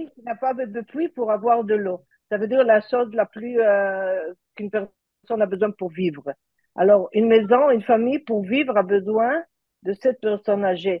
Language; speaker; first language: French; early bilingual, heritage; French